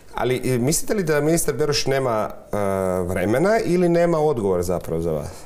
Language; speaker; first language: Croatian; native; Croatian